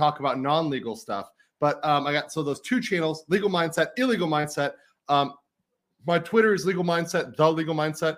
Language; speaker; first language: English; native; English